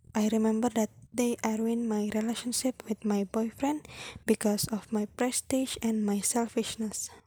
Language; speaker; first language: English; non-native, fluent; Indonesian